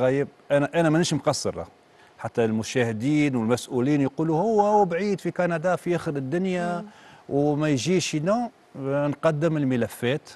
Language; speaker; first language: Arabic; native; Arabic